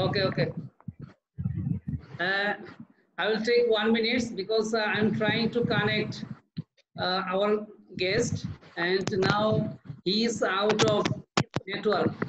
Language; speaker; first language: English; non-native, learner; Bangla